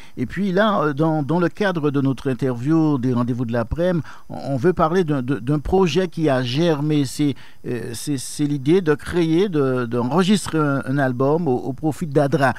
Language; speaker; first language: French; native; French